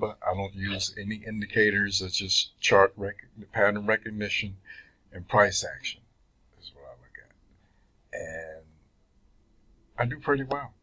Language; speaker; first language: English; native; English